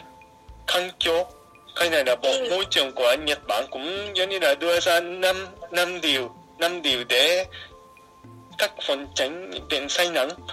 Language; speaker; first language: Vietnamese; non-native, fluent; Japanese